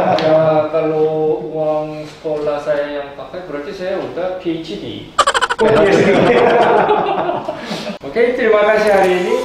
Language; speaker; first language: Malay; non-native, fluent; Korean